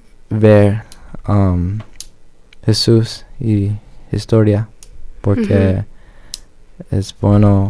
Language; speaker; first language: Spanish; early bilingual, other home language; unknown